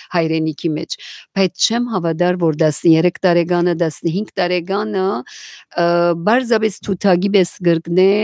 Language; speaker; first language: Armenian; native; Armenian